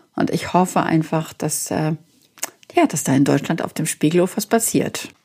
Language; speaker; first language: German; native; German